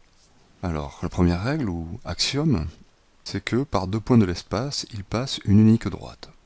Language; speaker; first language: French; native; French